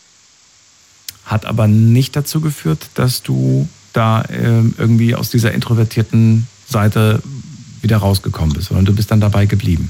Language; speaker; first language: German; native; German